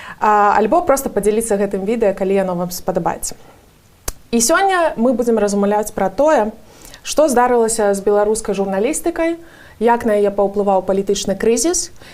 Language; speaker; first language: Belarusian; non-native, local second language; Russian